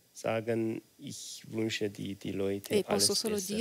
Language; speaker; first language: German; non-native, learner; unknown